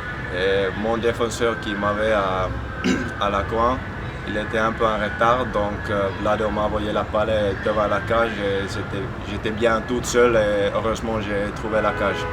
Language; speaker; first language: French; non-native, fluent; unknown